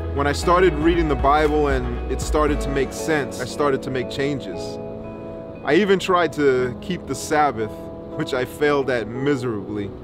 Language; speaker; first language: English; native; English